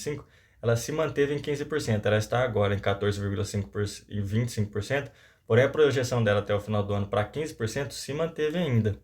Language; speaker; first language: Portuguese; native; Portuguese